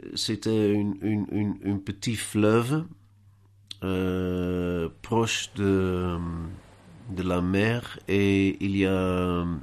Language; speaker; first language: French; non-native, fluent; Dutch